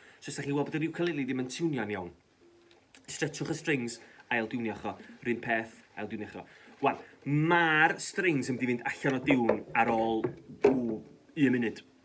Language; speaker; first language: Welsh; native; Welsh